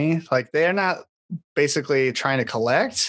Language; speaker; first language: English; native; English